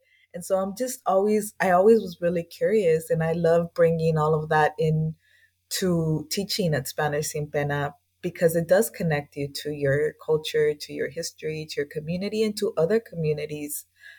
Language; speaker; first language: English; native; English